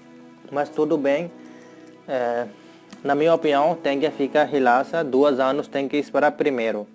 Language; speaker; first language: Portuguese; non-native, learner; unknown